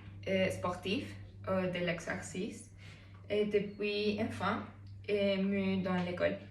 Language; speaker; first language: French; non-native, learner; Spanish